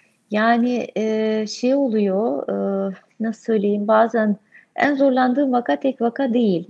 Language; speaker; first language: Turkish; non-native, fluent; Russian